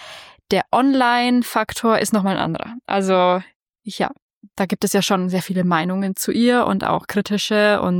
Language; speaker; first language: German; native; German